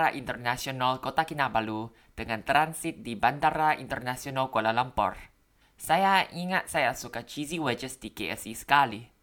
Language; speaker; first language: Indonesian; non-native, fluent; Thai